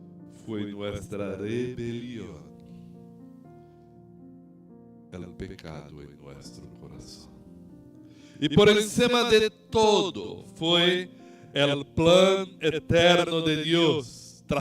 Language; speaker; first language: Spanish; non-native, fluent; Portuguese